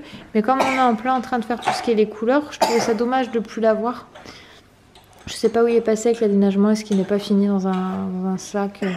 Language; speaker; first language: French; native; French